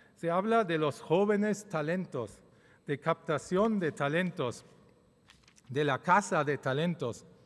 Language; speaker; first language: Spanish; early bilingual, other home language; German